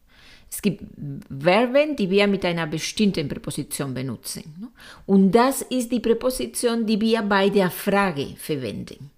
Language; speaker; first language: German; non-native, fluent; Spanish